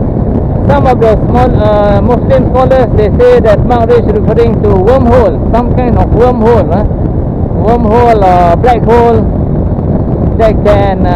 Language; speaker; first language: English; non-native, local second language; Malay